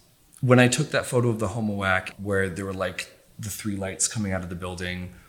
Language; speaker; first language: English; native; English